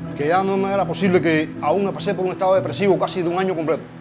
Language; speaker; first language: Spanish; native; Spanish